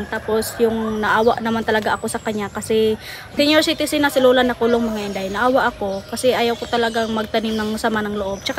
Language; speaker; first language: Filipino; non-native, local second language; Cebuano